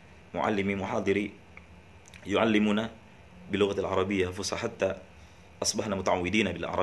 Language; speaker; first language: Arabic; non-native, learner; Indonesian